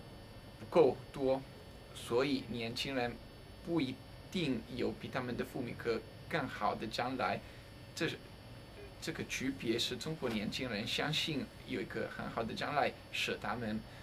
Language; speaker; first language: Chinese; non-native, fluent; Italian